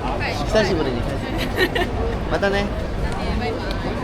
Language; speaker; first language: Japanese; non-native, learner; Korean